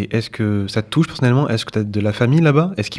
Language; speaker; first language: French; native; French